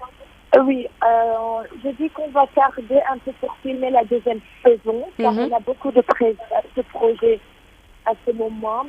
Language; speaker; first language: French; non-native, fluent; Arabic